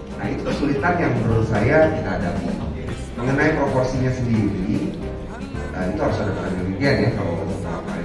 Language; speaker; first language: Indonesian; non-native, local second language; Minangkabau